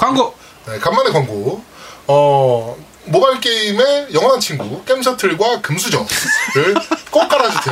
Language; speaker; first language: Korean; native; Korean